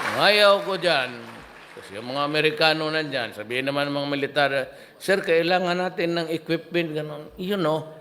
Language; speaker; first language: Filipino; non-native, local second language; Cebuano